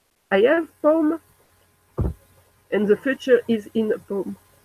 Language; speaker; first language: English; non-native, learner; French